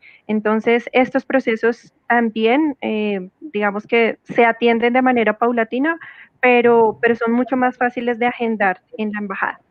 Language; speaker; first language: Spanish; native; Spanish